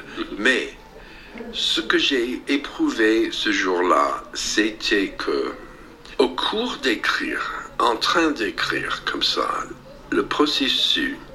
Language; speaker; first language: French; non-native, fluent; English